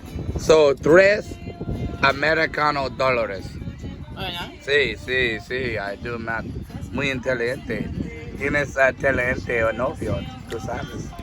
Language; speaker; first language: Spanish; non-native, learner; English